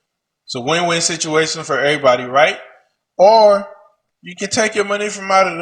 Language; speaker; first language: English; native; English